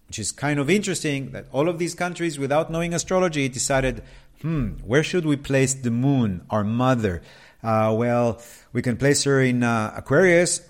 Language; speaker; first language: English; non-native, fluent; Hebrew